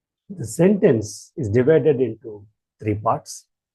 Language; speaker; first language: English; non-native, local second language; Telugu